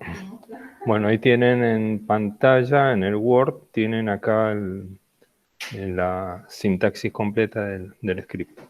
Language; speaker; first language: Spanish; native; Spanish